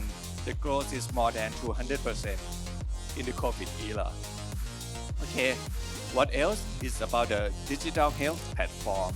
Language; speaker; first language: English; non-native, learner; Thai